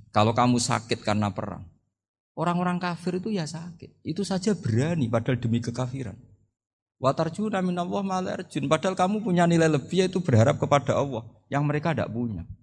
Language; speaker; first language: Indonesian; non-native, local second language; Javanese